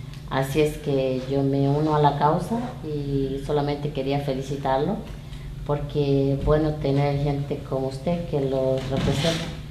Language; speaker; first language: Spanish; native; Spanish